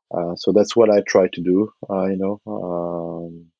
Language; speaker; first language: English; non-native, fluent; French